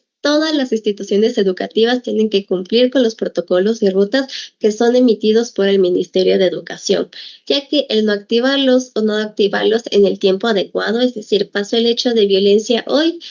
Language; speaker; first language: Spanish; native; Spanish